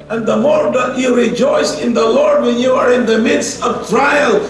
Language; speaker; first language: English; non-native, local second language; Filipino